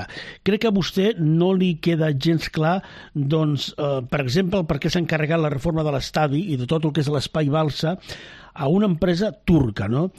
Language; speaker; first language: Catalan; native; Catalan